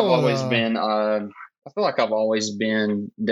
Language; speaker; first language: English; native; English